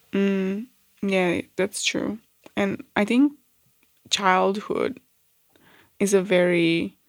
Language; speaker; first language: English; non-native, fluent; Macedonian